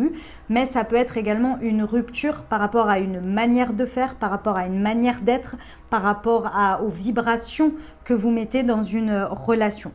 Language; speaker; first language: French; native; French